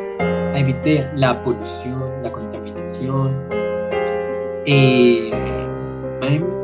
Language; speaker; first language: French; non-native, learner; Spanish